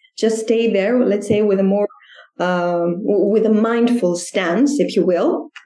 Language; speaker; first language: English; non-native, fluent; Greek